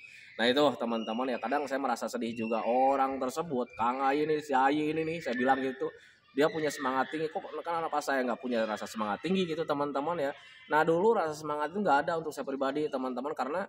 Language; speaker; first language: Indonesian; native; Indonesian